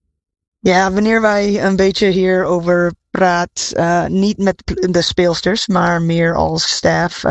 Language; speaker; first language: Dutch; non-native, fluent; English